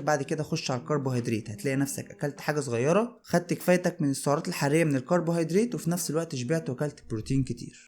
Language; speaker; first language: Arabic; native; Arabic